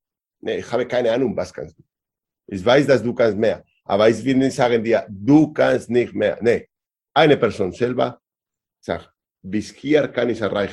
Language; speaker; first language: German; non-native, learner; Spanish